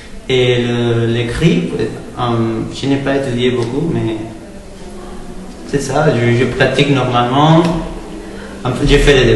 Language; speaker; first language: French; non-native, learner; Spanish